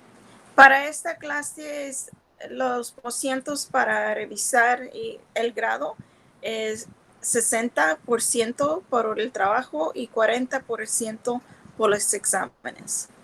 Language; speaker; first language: Spanish; early bilingual, heritage; Spanish